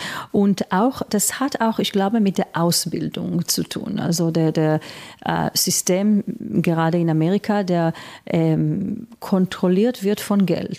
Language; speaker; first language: German; non-native, fluent; Hebrew